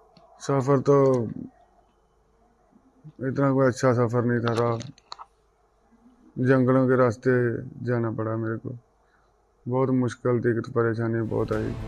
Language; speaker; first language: Hindi; non-native, local second language; Punjabi